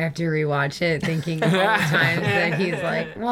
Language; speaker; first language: English; early bilingual, other home language; Spanish